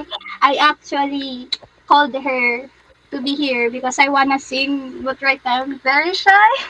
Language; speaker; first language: English; non-native, local second language; Filipino